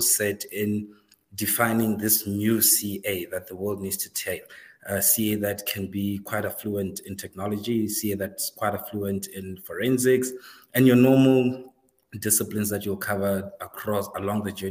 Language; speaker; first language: English; non-native, local second language; Northern Sotho